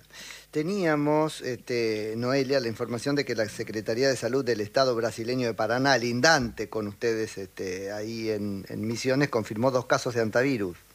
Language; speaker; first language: Spanish; native; Spanish